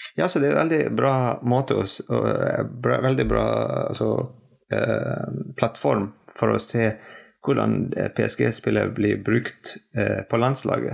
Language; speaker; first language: Norwegian; non-native, fluent; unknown